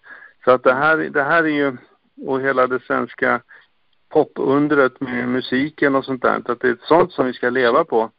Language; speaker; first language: Swedish; native; Swedish